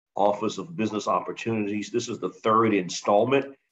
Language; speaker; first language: English; native; English